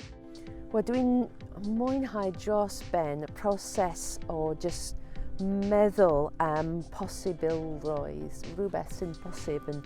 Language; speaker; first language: Welsh; non-native, fluent; English